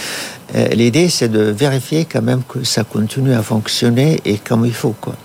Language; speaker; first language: French; non-native, fluent; Arabic